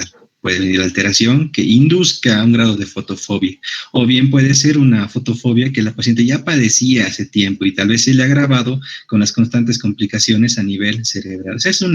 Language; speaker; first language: Spanish; native; Spanish